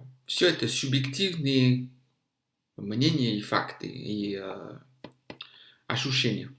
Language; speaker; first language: Russian; non-native, fluent; French